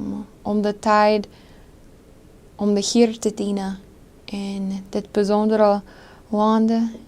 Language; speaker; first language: Dutch; non-native, fluent; English